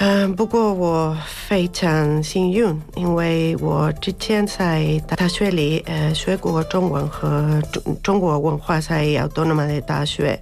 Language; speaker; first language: Chinese; non-native, learner; Spanish